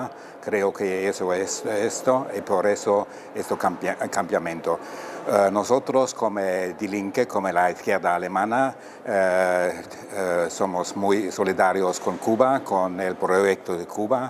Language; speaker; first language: Spanish; non-native, fluent; German